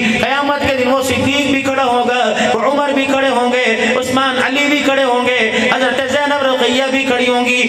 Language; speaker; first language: Urdu; non-native, local second language; Punjabi